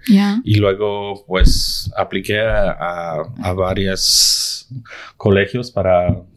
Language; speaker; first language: Spanish; early bilingual, heritage; Spanish